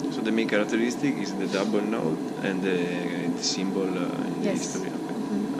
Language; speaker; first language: English; non-native, learner; Italian